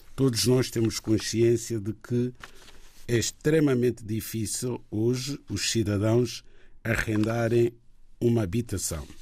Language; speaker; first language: Portuguese; native; Portuguese